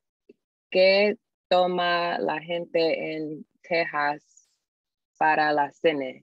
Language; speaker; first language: Spanish; non-native, learner; English